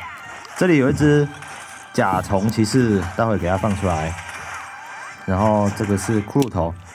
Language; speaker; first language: Chinese; native; Chinese